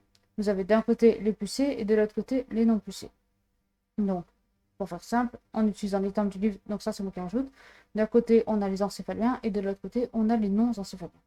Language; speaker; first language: French; native; French